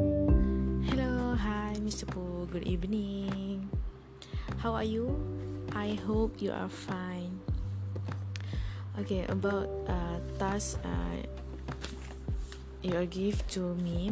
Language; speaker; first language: English; non-native, learner; Malay